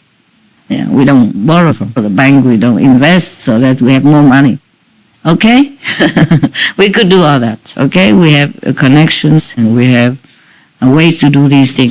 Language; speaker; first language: English; non-native, fluent; Vietnamese